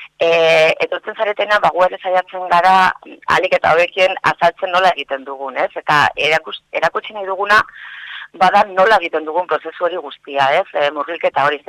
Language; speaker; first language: Basque; non-native, local second language; Spanish